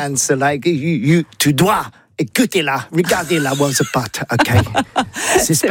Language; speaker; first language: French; non-native, learner; English